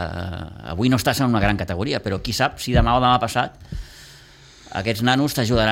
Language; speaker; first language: Catalan; native; Catalan